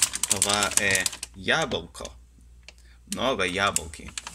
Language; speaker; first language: Bulgarian; non-native, learner; Russian